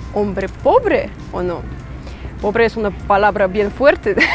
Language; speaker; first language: Spanish; non-native, fluent; Russian